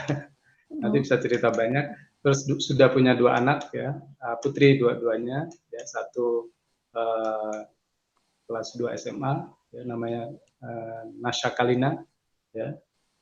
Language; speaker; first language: Indonesian; native; Indonesian